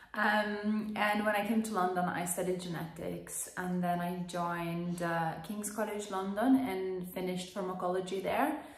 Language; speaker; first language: English; non-native, fluent; Lithuanian